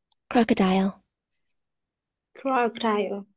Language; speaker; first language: English; non-native, learner; Vietnamese